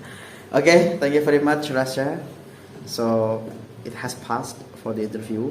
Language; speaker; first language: English; non-native, learner; Indonesian